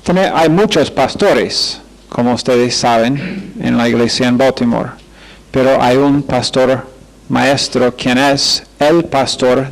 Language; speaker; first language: Spanish; non-native, fluent; English